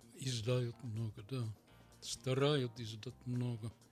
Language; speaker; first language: Russian; non-native, learner; Finnish